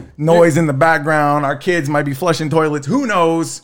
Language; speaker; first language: English; native; English